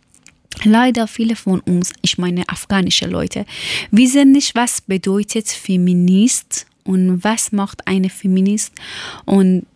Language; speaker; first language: German; non-native, fluent; Persian